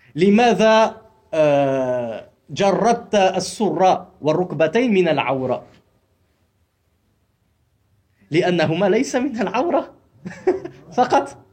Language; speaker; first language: Arabic; non-native, fluent; French